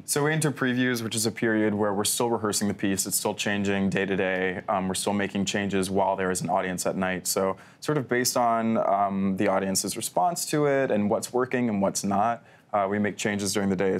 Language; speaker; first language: English; native; English